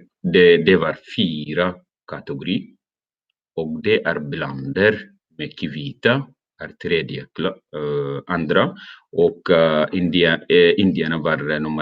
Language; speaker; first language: Norwegian; non-native, learner; Arabic